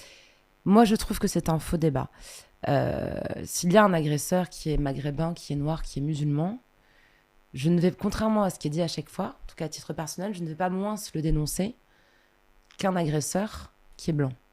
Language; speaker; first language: French; native; French